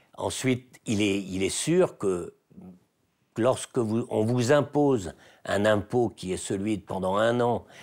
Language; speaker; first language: French; native; French